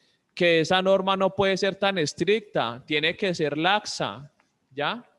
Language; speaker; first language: Spanish; native; Spanish